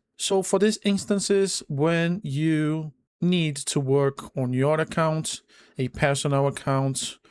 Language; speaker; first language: English; non-native, fluent; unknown